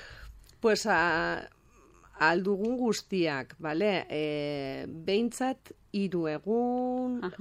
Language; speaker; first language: Basque; non-native, local second language; Spanish